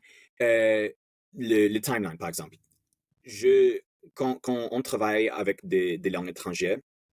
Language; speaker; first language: French; non-native, learner; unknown